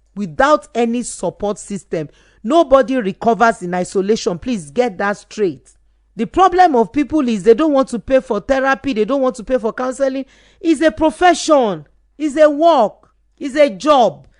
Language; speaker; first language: English; non-native, local second language; Yoruba